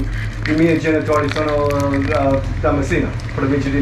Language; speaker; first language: Italian; early bilingual, heritage; English